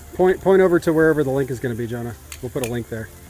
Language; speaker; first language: English; native; English